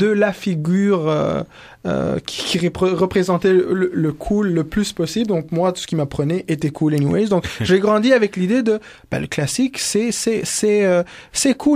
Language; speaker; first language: French; non-native, local second language; Kinyarwanda